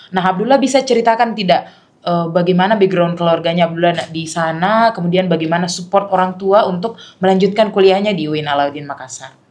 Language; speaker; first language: Indonesian; native; Indonesian